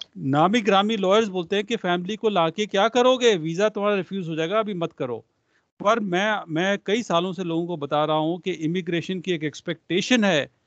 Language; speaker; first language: Hindi; non-native, local second language; Punjabi